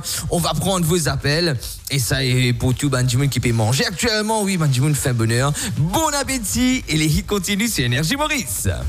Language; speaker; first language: French; non-native, local second language; Morisyen